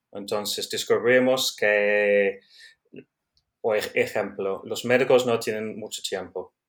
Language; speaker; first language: Spanish; non-native, learner; English